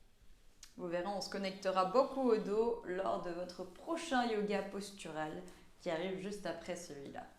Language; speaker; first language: French; native; French